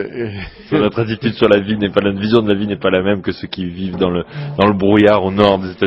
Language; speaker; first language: French; native; French